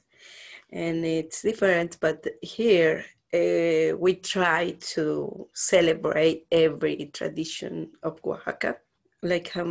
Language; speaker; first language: English; non-native, learner; Spanish